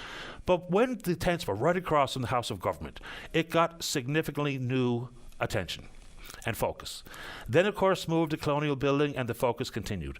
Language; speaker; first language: English; native; English